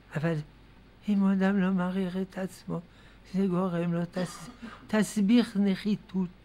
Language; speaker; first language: Hebrew; non-native, fluent; French